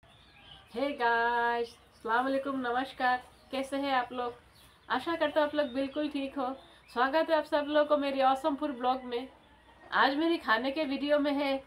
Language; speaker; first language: Hindi; non-native, local second language; Bangla